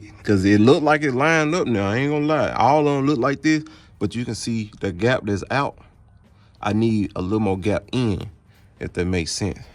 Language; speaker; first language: English; native; English